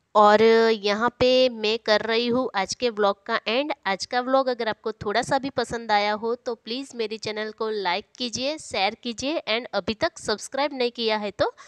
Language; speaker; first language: Hindi; non-native, local second language; Gujarati